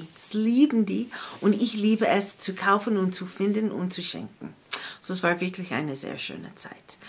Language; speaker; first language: German; non-native, fluent; English